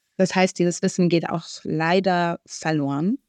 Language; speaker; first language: German; early bilingual, other home language; Arabic